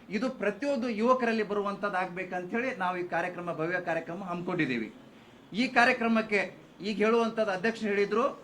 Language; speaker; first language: Kannada; non-native, local second language; Lambadi